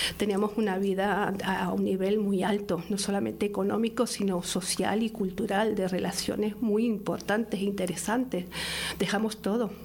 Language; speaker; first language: Spanish; native; Spanish